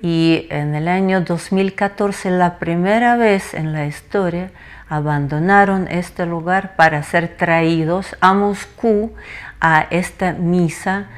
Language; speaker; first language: Spanish; non-native, fluent; Russian